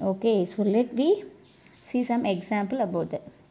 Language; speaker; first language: English; non-native, local second language; Tamil